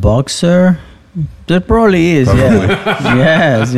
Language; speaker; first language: English; non-native, fluent; Spanish